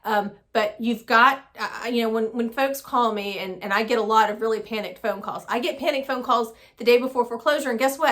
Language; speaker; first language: English; native; English